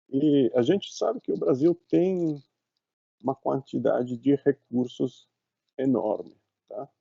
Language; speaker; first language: Portuguese; non-native, fluent; Italian